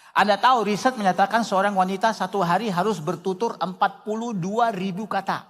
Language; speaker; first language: Indonesian; non-native, fluent; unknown